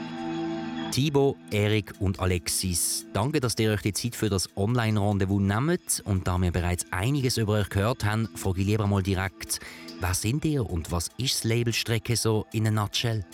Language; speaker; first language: German; native; German